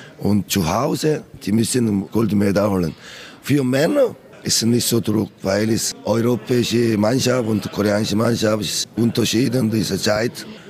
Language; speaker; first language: German; non-native, learner; Korean